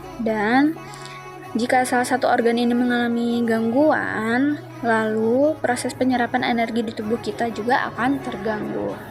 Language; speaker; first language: Indonesian; native; Indonesian